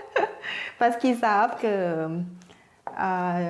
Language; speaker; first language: French; non-native, learner; Thai